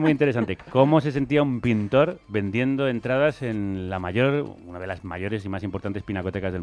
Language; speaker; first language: Spanish; native; Spanish